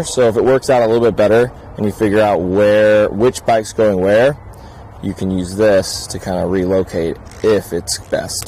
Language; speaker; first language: English; native; English